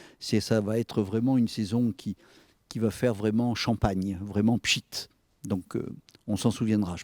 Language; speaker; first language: French; native; French